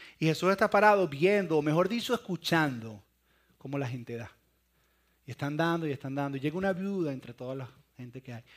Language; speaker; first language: Spanish; native; Spanish